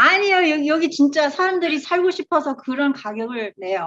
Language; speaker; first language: Korean; early bilingual, heritage; Korean